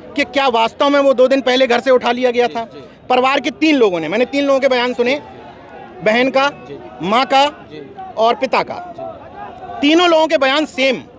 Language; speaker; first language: Hindi; native; Hindi